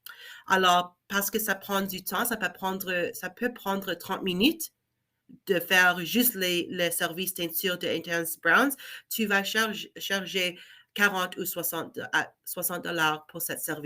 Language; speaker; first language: French; non-native, learner; English